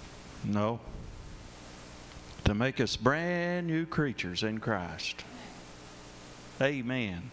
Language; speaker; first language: English; native; English